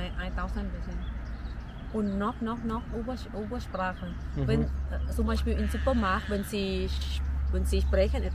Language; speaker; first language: German; non-native, learner; Thai